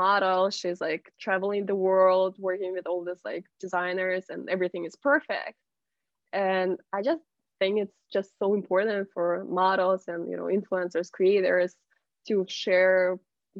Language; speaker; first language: English; non-native, fluent; Russian